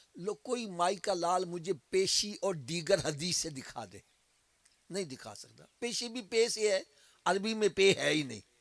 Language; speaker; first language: Urdu; non-native, local second language; Punjabi